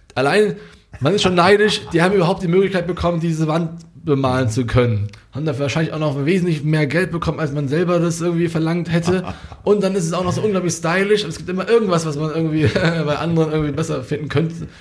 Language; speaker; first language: German; early bilingual, other home language; Hungarian